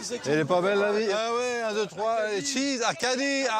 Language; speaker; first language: French; native; French